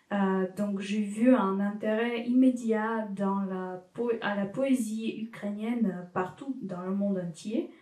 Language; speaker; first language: French; non-native, fluent; Ukrainian